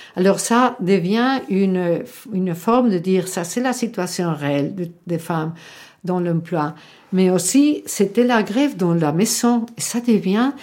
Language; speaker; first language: French; non-native, fluent; Spanish